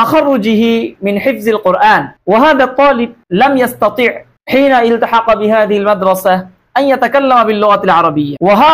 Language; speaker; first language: Arabic; non-native, fluent; Bangla